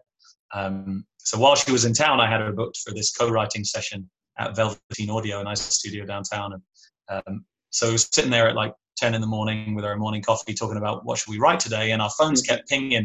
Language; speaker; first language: English; native; English